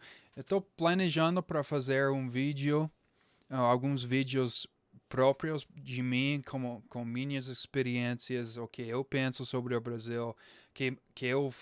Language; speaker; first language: Portuguese; non-native, fluent; English